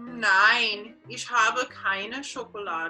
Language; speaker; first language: German; non-native, learner; English